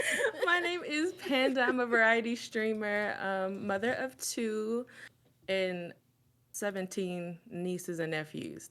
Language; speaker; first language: English; native; English